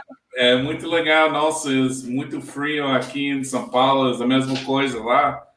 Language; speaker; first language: Portuguese; non-native, learner; English